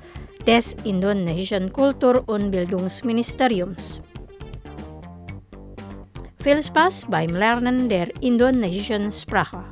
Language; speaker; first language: German; non-native, fluent; Indonesian